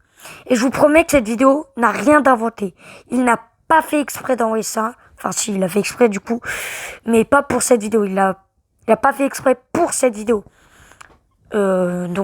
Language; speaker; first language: French; native; French